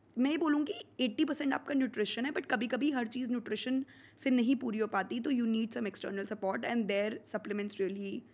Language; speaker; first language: Hindi; native; Hindi